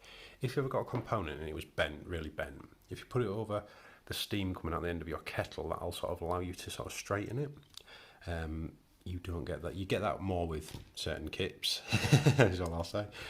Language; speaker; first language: English; native; English